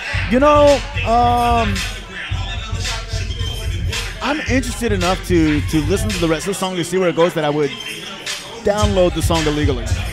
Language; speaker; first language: English; native; English